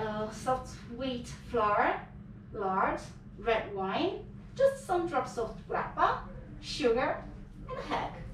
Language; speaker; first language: English; non-native, learner; Italian